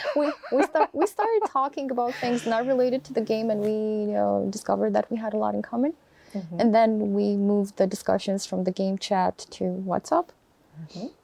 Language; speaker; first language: English; non-native, fluent; Romanian